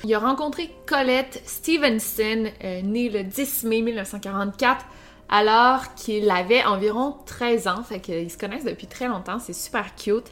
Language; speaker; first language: French; native; French